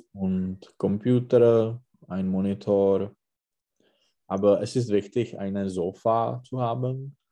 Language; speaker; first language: German; non-native, learner; Czech